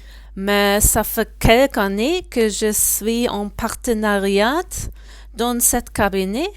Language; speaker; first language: French; non-native, learner; German